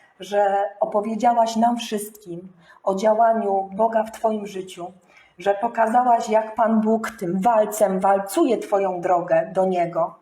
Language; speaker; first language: Polish; native; Polish